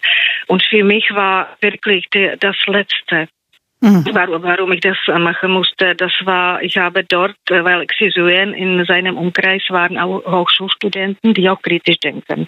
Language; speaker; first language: German; non-native, fluent; Czech